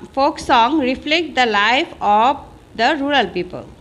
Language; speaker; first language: English; non-native, local second language; Bangla